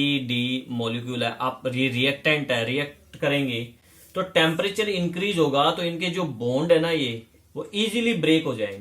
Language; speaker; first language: Hindi; native; Hindi